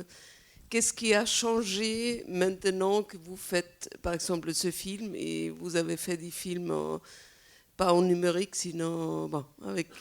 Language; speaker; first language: French; non-native, fluent; Spanish